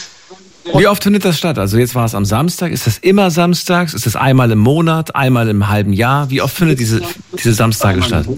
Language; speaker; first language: German; native; German